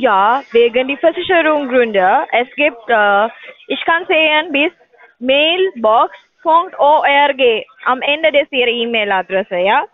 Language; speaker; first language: German; non-native, learner; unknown